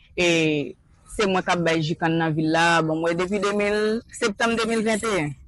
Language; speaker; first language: Haitian Creole; native; Haitian Creole